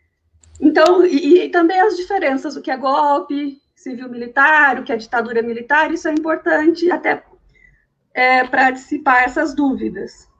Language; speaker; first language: Portuguese; native; Portuguese